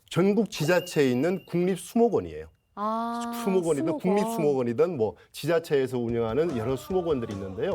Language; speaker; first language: Korean; native; Korean